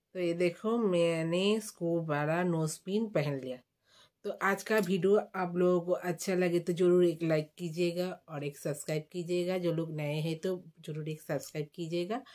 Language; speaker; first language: Hindi; non-native, local second language; Bangla